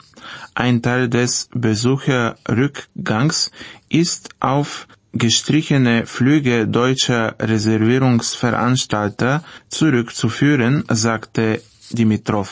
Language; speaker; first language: German; non-native, fluent; Bulgarian